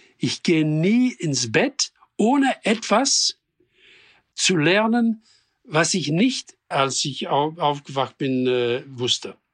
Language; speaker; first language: German; non-native, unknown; English